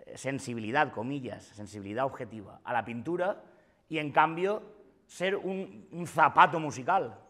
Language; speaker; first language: Spanish; non-native, local second language; Catalan